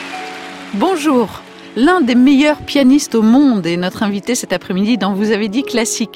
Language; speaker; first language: French; native; French